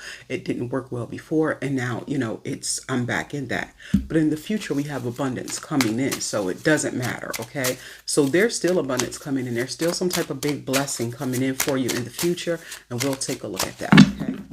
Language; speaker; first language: English; native; English